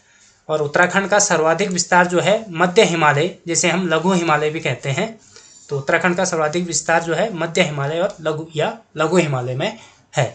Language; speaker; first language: Hindi; native; Hindi